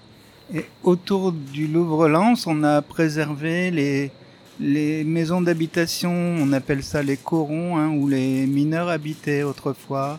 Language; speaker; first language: French; native; French